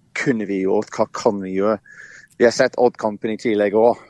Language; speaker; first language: Norwegian; non-native, fluent; English